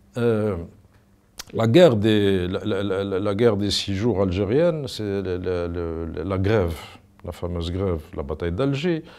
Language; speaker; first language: French; non-native, local second language; Arabic